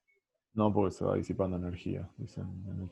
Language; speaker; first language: Spanish; native; Spanish